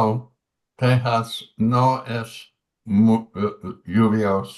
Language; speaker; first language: Spanish; non-native, learner; English